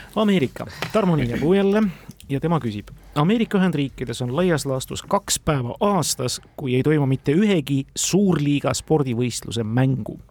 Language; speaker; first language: Estonian; native; Estonian